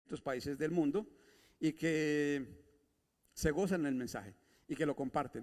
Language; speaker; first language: Spanish; native; Spanish